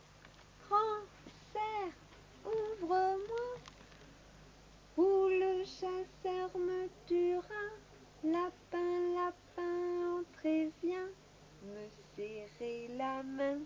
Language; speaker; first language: French; native; French